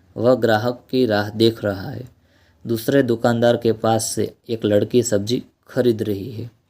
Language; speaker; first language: Hindi; non-native, local second language; Gujarati